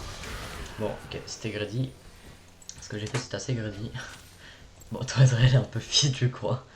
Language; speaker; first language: French; native; French